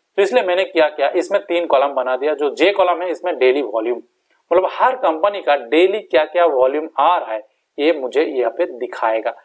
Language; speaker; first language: Hindi; non-native, local second language; Bangla